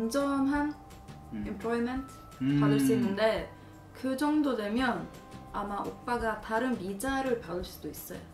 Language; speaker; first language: Korean; non-native, fluent; Swedish